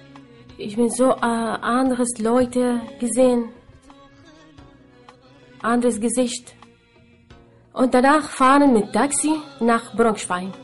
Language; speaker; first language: German; non-native, learner; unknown